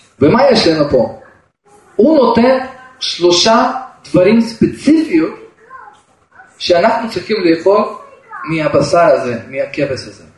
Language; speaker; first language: Hebrew; non-native, fluent; Russian